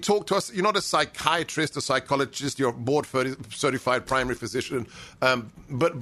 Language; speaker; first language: English; native; English